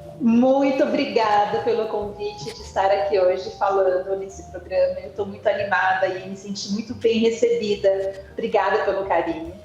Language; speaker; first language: Portuguese; early bilingual, heritage; German